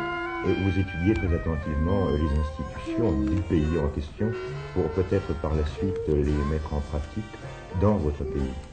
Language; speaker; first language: French; native; French